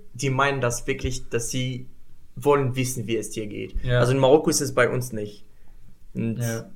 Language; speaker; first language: German; non-native, fluent; Arabic